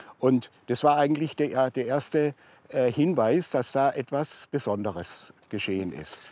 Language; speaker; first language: German; native; German